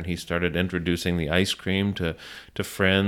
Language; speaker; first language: English; native; English